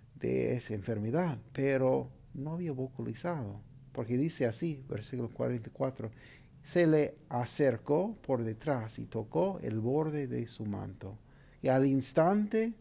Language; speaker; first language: Spanish; non-native, fluent; English